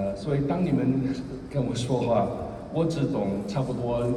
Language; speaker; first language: Chinese; early bilingual, heritage; Chinese